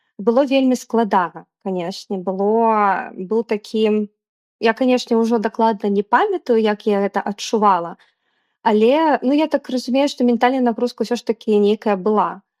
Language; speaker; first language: Belarusian; non-native, local second language; Russian